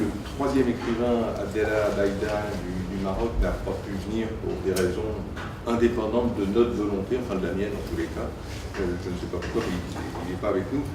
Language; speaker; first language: French; native; French